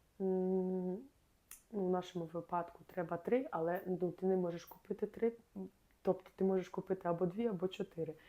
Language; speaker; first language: Ukrainian; native; Ukrainian